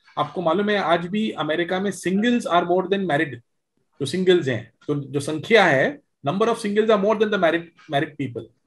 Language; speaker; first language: Hindi; native; Hindi